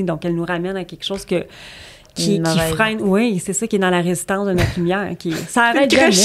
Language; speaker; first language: French; native; French